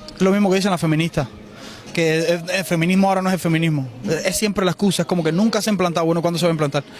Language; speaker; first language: Spanish; native; Spanish